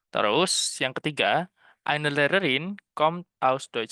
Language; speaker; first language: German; non-native, fluent; Indonesian